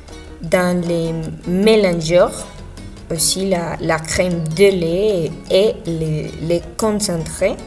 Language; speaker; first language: French; non-native, learner; Spanish